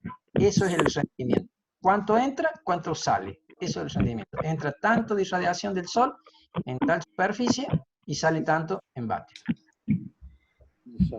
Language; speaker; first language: Spanish; native; Spanish